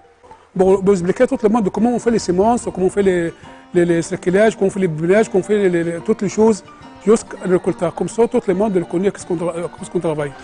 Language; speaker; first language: French; non-native, learner; Arabic